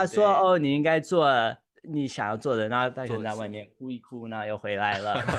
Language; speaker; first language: Chinese; early bilingual, heritage; Chinese